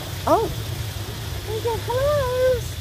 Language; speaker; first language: English; non-native, learner; Thai